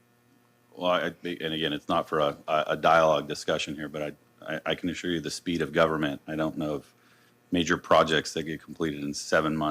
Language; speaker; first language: English; native; English